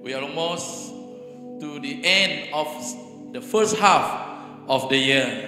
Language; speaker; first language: English; non-native, local second language; Malay